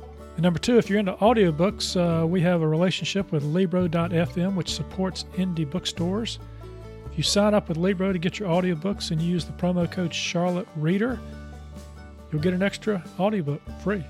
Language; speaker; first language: English; native; English